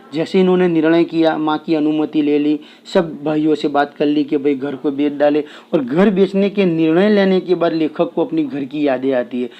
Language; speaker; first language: Hindi; non-native, local second language; Gujarati